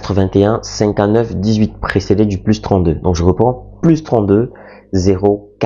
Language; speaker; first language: French; native; French